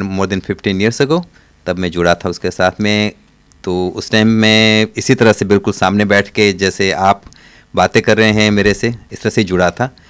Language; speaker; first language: Hindi; non-native, local second language; Punjabi